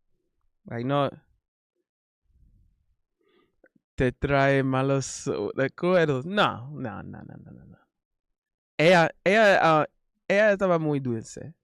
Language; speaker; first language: Spanish; non-native, learner; English